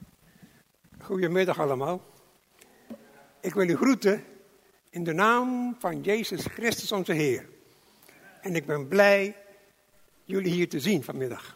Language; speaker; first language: Dutch; non-native, local second language; English